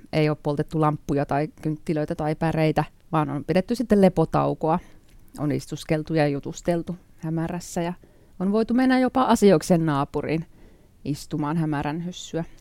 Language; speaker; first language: Finnish; native; Finnish